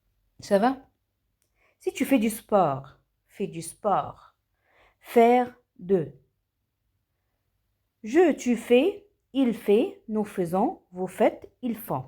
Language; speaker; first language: French; non-native, fluent; Arabic